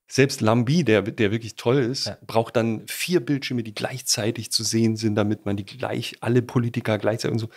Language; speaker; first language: German; native; German